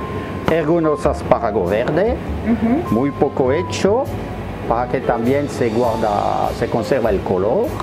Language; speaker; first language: Spanish; non-native, learner; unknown